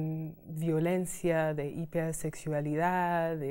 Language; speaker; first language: Spanish; non-native, fluent; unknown